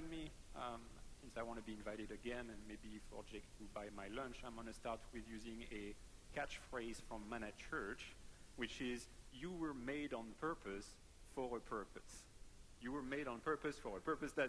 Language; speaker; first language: English; non-native, fluent; French